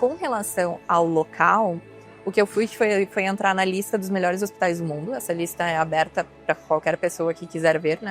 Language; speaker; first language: Portuguese; native; Portuguese